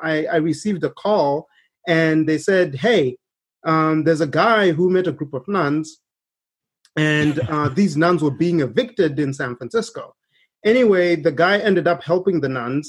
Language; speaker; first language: English; non-native, local second language; Shona